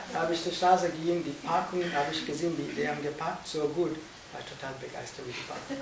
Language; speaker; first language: German; non-native, fluent; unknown